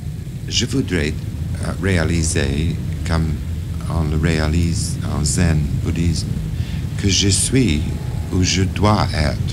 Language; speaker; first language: French; non-native, fluent; English